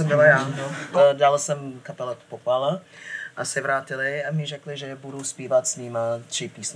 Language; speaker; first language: Czech; non-native, fluent; English